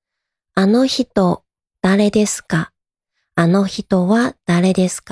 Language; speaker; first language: Japanese; non-native, fluent; Chinese